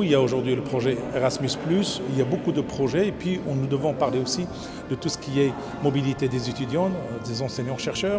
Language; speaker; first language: French; non-native, local second language; Arabic